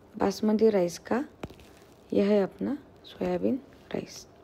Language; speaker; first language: Hindi; non-native, local second language; Marathi